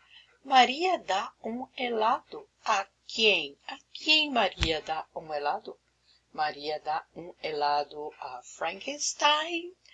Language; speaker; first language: Spanish; non-native, fluent; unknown